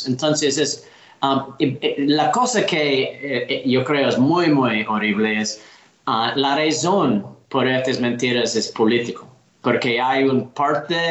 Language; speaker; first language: Spanish; non-native, learner; English